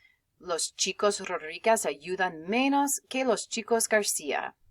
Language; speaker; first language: Spanish; non-native, fluent; English